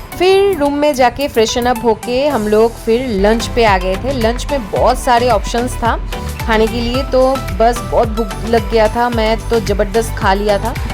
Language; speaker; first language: Hindi; non-native, local second language; Bangla